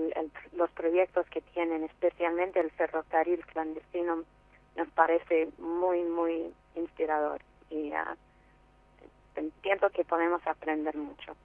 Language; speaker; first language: Spanish; non-native, fluent; English